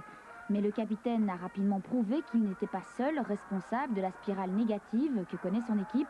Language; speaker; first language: French; native; French